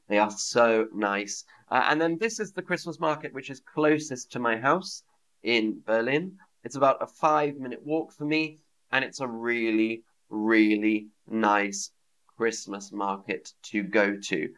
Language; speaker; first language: English; native; English